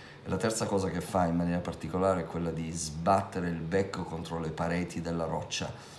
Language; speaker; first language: Italian; native; Italian